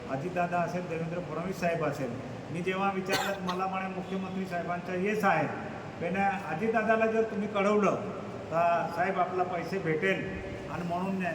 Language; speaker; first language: Marathi; non-native, local second language; Bhili